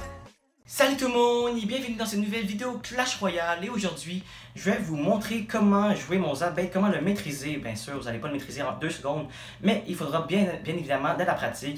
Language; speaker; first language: French; native; French